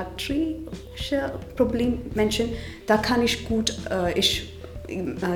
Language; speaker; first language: German; non-native, learner; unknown